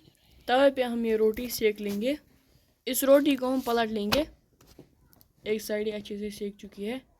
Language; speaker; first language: Hindi; non-native, local second language; Kashmiri